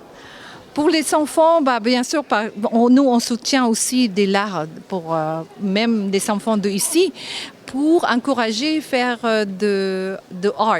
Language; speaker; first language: French; non-native, fluent; Japanese